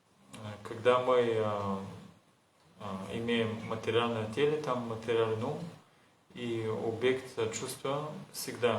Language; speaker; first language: Russian; non-native, learner; Bulgarian